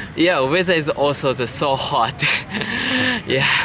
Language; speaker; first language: English; non-native, learner; Japanese